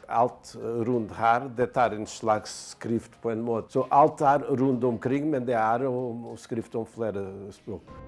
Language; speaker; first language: Norwegian; non-native, fluent; Bosnian